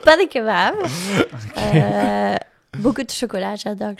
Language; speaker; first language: French; non-native, learner; Spanish